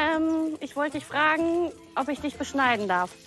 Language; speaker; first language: German; native; German